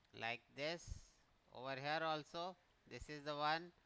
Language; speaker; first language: English; non-native, local second language; Hindi